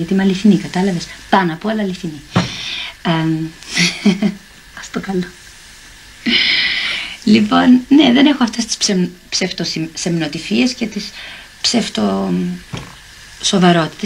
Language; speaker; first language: Greek; native; Greek